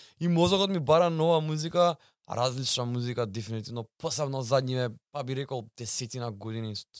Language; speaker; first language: Macedonian; native; Macedonian